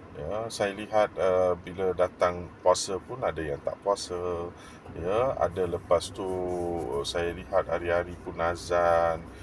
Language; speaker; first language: Malay; non-native, local second language; English